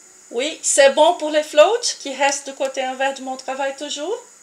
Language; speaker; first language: French; non-native, fluent; Portuguese